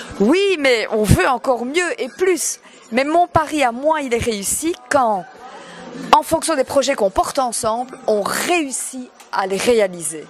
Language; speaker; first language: French; native; French